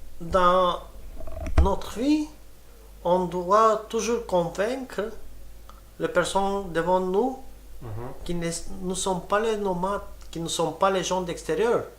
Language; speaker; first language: French; non-native, fluent; Romany